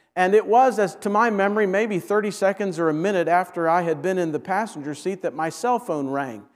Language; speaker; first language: English; native; English